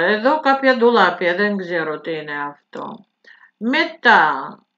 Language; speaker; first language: Greek; non-native, fluent; Russian